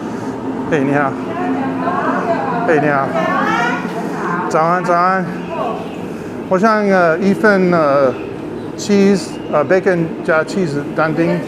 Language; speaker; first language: Chinese; non-native, learner; English